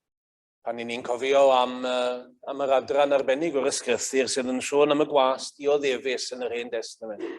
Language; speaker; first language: Welsh; native; Welsh